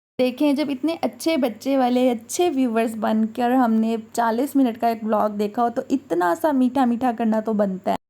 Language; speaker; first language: Urdu; native; Urdu